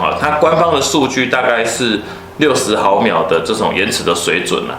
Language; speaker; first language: Chinese; native; Chinese